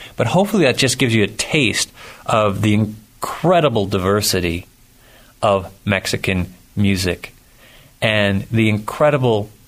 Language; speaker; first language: English; native; English